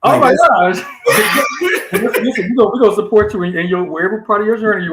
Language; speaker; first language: English; native; English